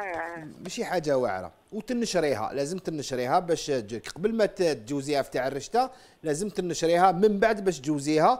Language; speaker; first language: Arabic; native; Arabic